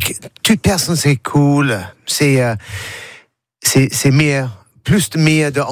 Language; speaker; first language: French; non-native, learner; English